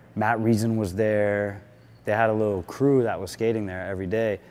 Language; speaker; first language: English; native; English